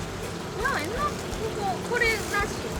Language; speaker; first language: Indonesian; non-native, learner; Japanese